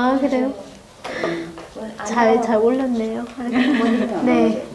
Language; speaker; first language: Korean; non-native, local second language; Lao